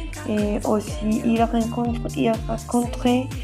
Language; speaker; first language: French; non-native, learner; Spanish